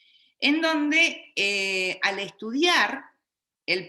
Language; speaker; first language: Spanish; native; Spanish